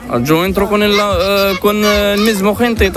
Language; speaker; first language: Spanish; non-native, learner; Arabic